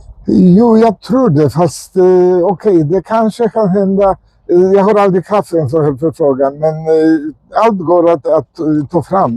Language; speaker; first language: Swedish; non-native, fluent; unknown